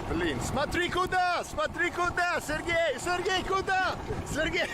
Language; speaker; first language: Russian; non-native, learner; English